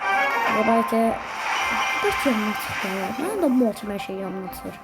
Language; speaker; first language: Turkish; non-native, learner; Azerbaijani